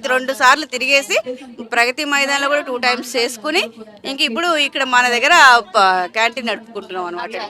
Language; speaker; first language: Telugu; native; Telugu